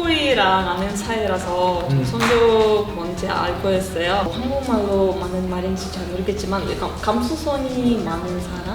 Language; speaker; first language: Korean; non-native, learner; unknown